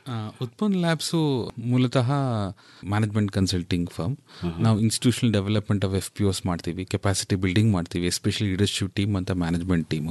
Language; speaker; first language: Kannada; native; Kannada